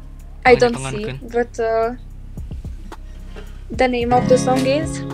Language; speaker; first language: English; non-native, learner; Romanian